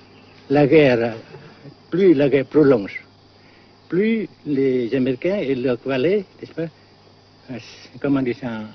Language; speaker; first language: French; non-native, local second language; Vietnamese